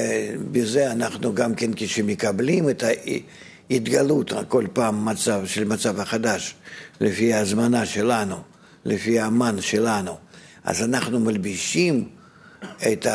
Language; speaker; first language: Hebrew; non-native, fluent; Russian